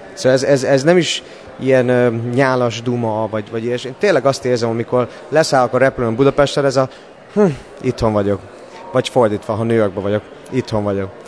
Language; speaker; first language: Hungarian; early bilingual, other home language; English